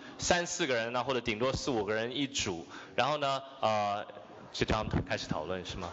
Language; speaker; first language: Chinese; native; Chinese